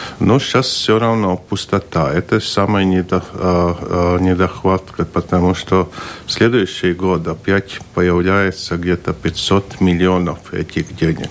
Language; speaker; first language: Russian; non-native, local second language; Latvian